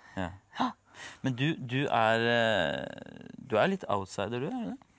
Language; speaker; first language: Norwegian; native; Norwegian